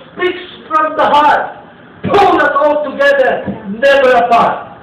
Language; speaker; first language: English; non-native, local second language; Filipino